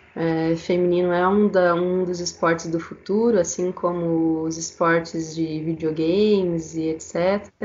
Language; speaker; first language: Portuguese; native; Portuguese